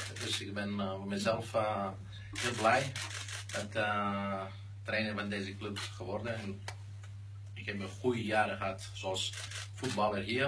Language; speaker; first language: Dutch; non-native, learner; Greek